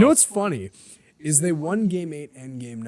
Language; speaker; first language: English; native; English